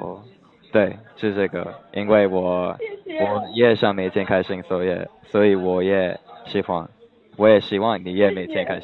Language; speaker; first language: Chinese; non-native, learner; English